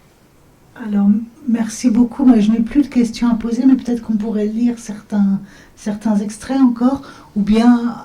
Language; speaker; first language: French; native; French